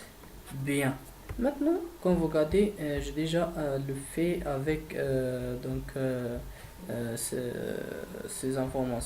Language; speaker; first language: French; non-native, fluent; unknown